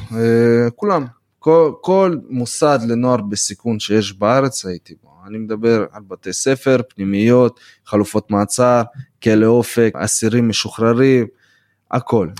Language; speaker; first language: Hebrew; early bilingual, other home language; Russian